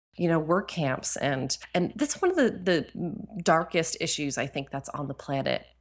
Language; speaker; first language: English; native; English